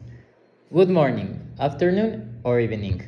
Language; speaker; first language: English; non-native, learner; Spanish